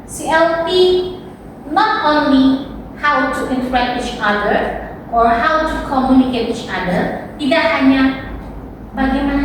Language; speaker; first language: English; non-native, learner; Indonesian